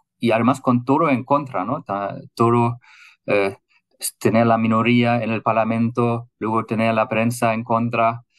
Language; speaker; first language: Spanish; non-native, fluent; German